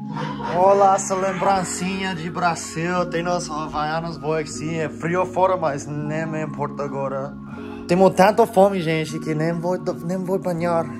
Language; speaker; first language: Portuguese; non-native, learner; English